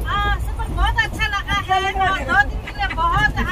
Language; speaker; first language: Hindi; non-native, local second language; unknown